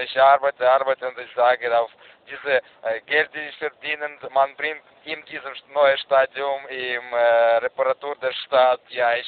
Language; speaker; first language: German; non-native, learner; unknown